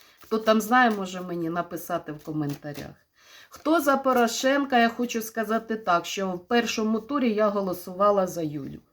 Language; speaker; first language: Ukrainian; non-native, local second language; Russian